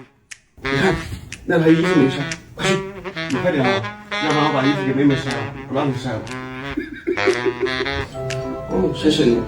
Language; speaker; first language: Chinese; native; Chinese